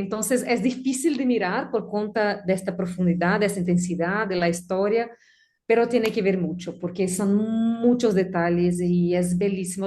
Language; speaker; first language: Spanish; non-native, learner; Portuguese